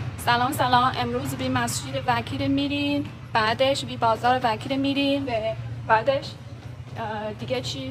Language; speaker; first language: Persian; non-native, learner; French